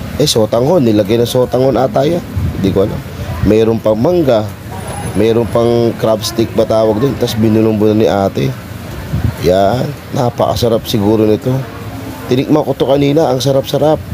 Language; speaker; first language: Filipino; native; Filipino